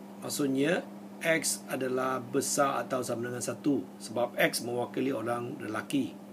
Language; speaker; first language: Malay; non-native, local second language; Chinese